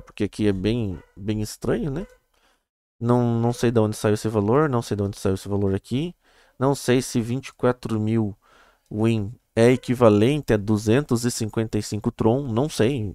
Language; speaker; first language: Portuguese; native; Portuguese